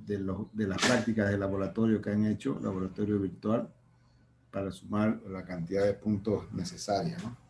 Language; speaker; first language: Spanish; native; Spanish